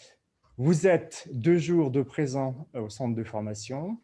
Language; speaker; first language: French; native; French